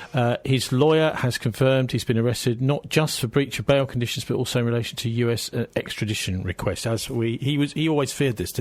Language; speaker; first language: English; native; English